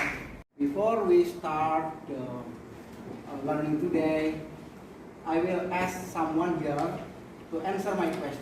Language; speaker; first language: English; non-native, learner; Indonesian